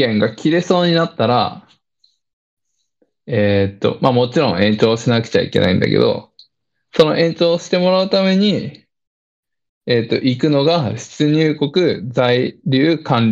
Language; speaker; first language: Japanese; early bilingual, other home language; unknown